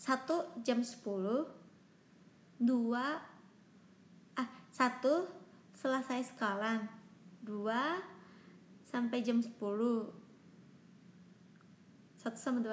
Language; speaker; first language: Indonesian; non-native, fluent; Japanese